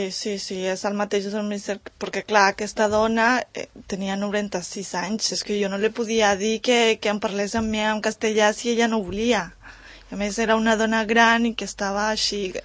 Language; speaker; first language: Catalan; non-native, learner; Spanish